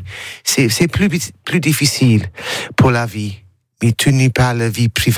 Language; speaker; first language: French; non-native, learner; English